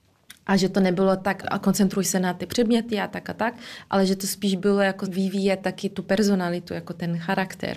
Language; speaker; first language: Czech; early bilingual, heritage; Czech